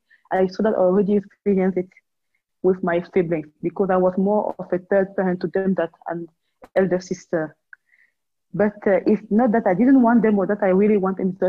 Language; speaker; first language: English; non-native, local second language; French